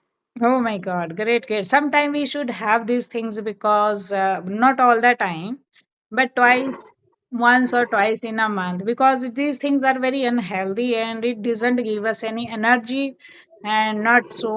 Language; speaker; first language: English; non-native, learner; Hindi